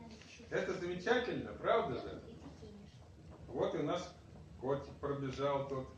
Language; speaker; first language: Russian; native; Russian